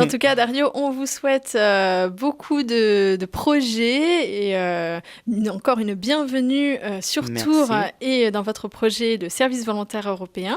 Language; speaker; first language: French; native; French